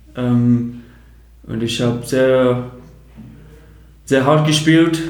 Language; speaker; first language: German; non-native, learner; English